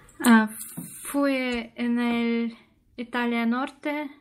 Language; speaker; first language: Spanish; non-native, learner; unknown